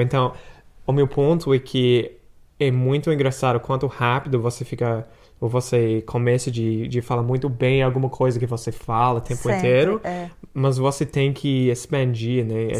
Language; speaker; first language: Portuguese; non-native, fluent; English